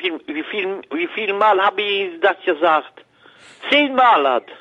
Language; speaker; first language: German; non-native, learner; French